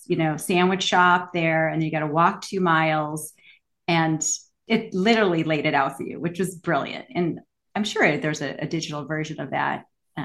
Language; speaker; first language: English; native; English